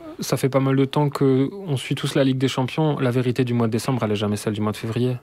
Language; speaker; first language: French; native; French